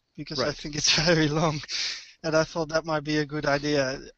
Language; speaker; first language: English; non-native, fluent; Dutch